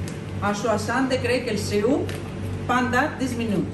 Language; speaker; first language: French; non-native, learner; Greek